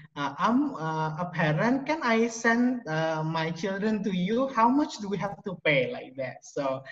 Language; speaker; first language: English; non-native, fluent; Indonesian